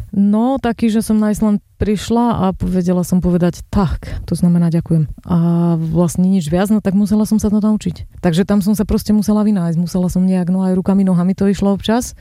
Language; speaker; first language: Slovak; native; Slovak